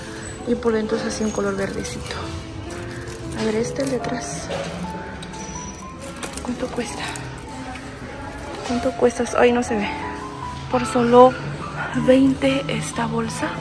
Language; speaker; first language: Spanish; native; Spanish